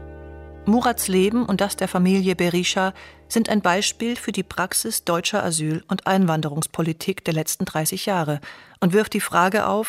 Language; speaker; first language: German; native; German